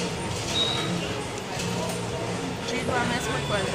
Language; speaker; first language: Portuguese; non-native, fluent; English